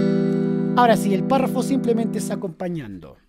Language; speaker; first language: Spanish; native; Spanish